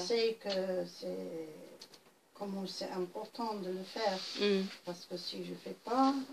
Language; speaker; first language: French; non-native, fluent; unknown